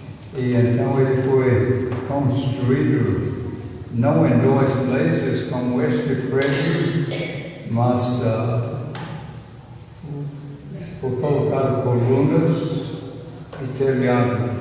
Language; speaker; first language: Portuguese; non-native, fluent; English